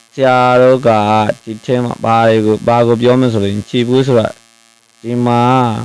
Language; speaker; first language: Burmese; non-native, local second language; Rohingya